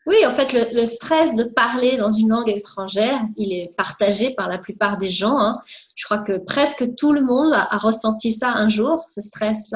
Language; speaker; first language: French; native; French